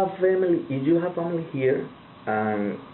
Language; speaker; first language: English; non-native, learner; Spanish